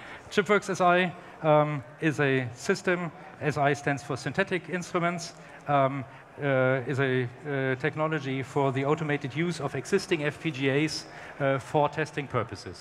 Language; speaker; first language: English; non-native, fluent; German